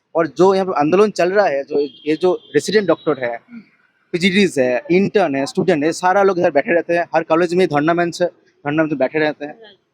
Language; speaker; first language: Hindi; non-native, local second language; Bangla